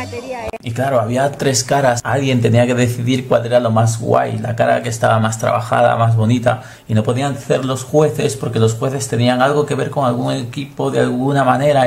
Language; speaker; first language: Spanish; native; Spanish